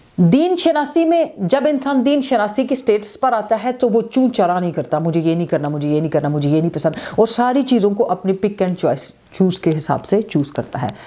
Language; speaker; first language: Urdu; native; Urdu